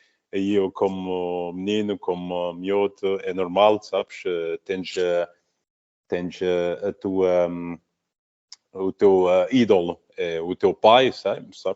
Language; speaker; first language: Portuguese; early bilingual, heritage; Portuguese